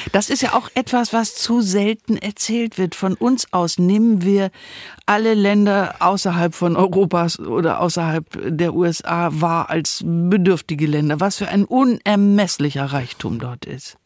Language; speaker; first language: German; native; German